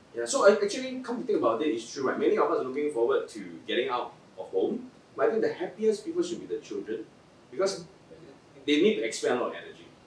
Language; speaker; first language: English; non-native, local second language; Chinese